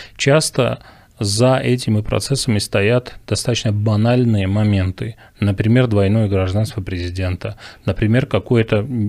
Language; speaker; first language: Russian; non-native, local second language; Armenian